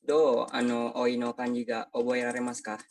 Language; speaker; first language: Japanese; non-native, learner; Indonesian